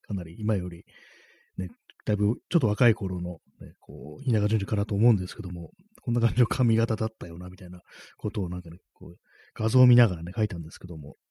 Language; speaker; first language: Japanese; native; Japanese